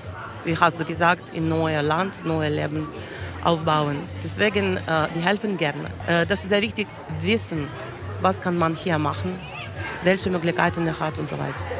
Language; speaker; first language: German; non-native, learner; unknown